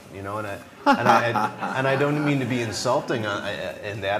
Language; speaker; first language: English; native; English